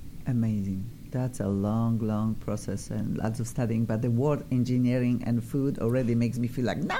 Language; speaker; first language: English; non-native, fluent; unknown